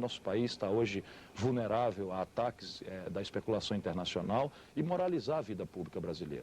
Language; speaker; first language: Portuguese; native; Portuguese